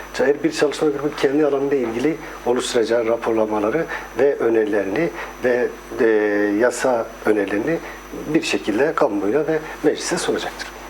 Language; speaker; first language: Turkish; non-native, local second language; Kurdish